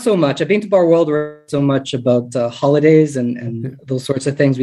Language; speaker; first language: English; native; English